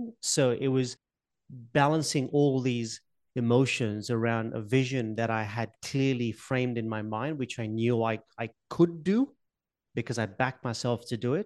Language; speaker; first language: English; non-native, local second language; Gujarati